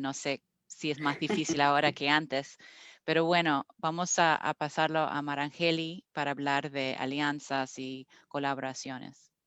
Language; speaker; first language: Spanish; non-native, fluent; English